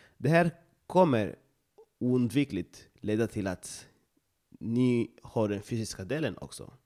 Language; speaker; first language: Swedish; non-native, fluent; Lingala